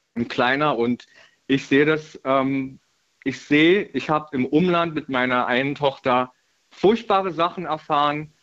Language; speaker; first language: German; native; German